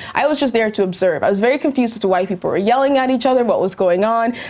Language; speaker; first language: English; native; English